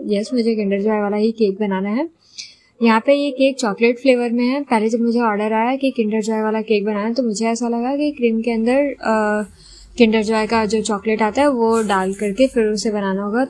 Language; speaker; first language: Hindi; non-native, local second language; Gujarati